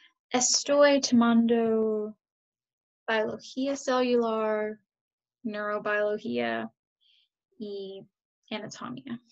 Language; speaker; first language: Spanish; non-native, learner; English